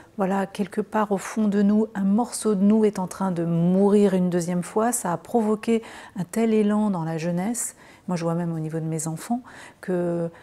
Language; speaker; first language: French; native; French